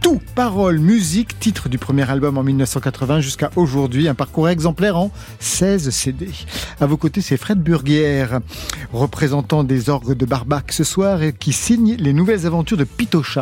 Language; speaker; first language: French; native; French